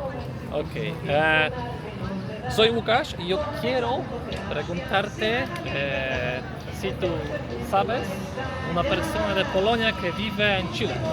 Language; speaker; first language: Spanish; non-native, learner; Polish